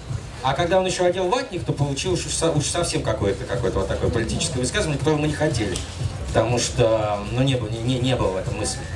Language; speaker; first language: Russian; native; Russian